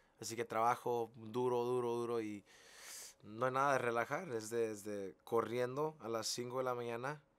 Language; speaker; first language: Spanish; early bilingual, heritage; English